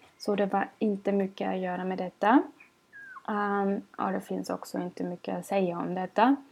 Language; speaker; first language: Swedish; non-native, fluent; German